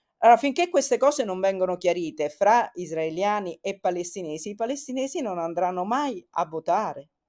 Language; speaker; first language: Italian; native; Italian